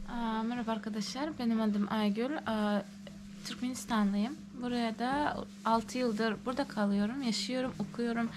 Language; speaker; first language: Turkish; non-native, fluent; Turkmen